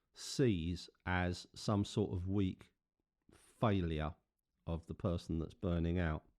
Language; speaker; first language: English; native; English